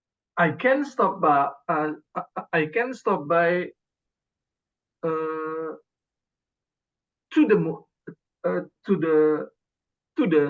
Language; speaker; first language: English; non-native, learner; Indonesian